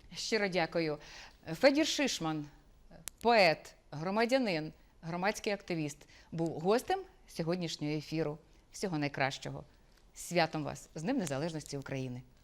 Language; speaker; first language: Ukrainian; native; Ukrainian